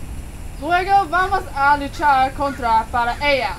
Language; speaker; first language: Spanish; non-native, learner; English